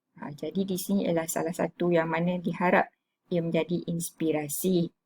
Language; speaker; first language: Malay; native; Malay